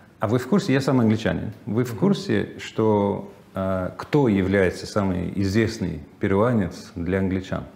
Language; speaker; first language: Russian; non-native, fluent; English